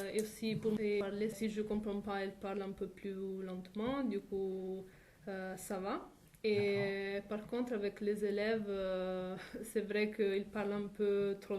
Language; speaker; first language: French; non-native, fluent; Italian